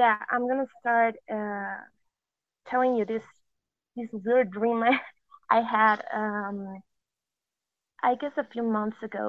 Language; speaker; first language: English; non-native, fluent; Spanish